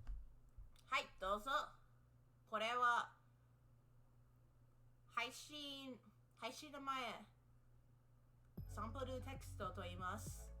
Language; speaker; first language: Japanese; non-native, learner; English